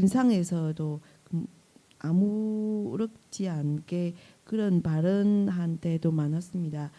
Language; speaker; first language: Korean; non-native, fluent; Vietnamese